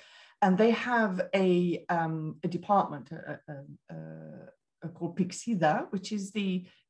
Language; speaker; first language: English; native; English